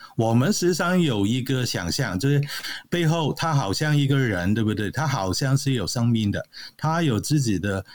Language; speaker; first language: Chinese; non-native, local second language; Cantonese